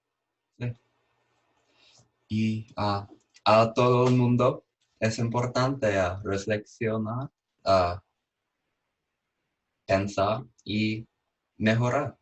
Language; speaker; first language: Spanish; non-native, fluent; English